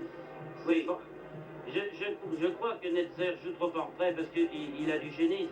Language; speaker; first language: French; native; French